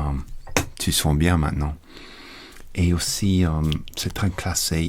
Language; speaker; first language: French; non-native, learner; English